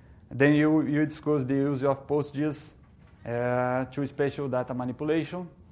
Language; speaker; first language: English; non-native, learner; Portuguese